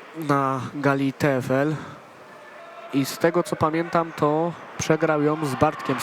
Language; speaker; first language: Polish; native; Polish